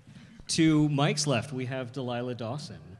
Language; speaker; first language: English; native; English